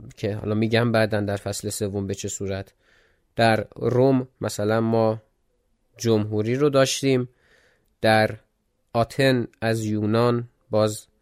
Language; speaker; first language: Persian; non-native, local second language; Azerbaijani